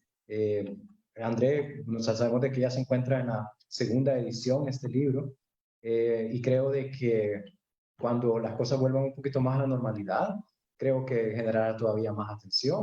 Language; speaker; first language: Spanish; native; Spanish